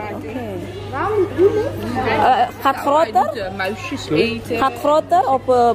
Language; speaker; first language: Dutch; non-native, learner; Indonesian